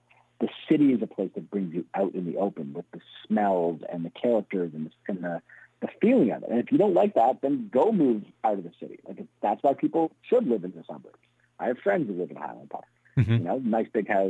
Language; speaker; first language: English; native; English